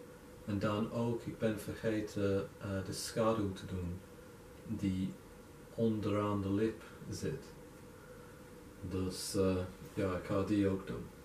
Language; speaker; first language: Dutch; non-native, fluent; English